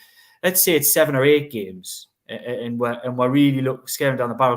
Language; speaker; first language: English; native; English